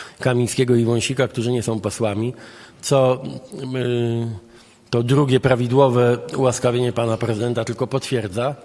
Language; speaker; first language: Polish; native; Polish